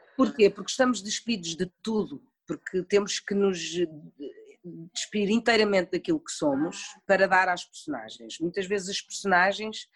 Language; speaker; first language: Portuguese; native; Portuguese